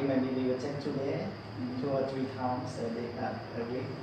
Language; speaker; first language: English; non-native, learner; Lao